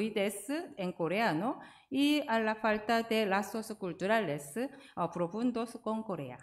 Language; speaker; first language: Spanish; non-native, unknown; Korean